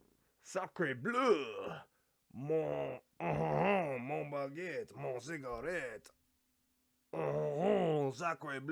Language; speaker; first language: French; non-native, learner; English